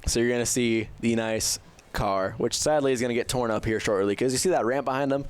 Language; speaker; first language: English; native; English